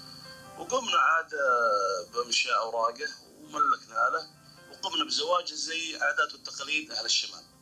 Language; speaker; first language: Arabic; native; Arabic